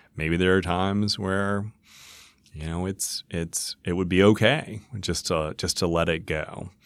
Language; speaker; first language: English; native; English